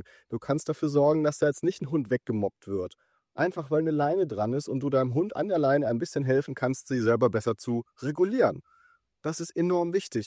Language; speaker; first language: German; native; German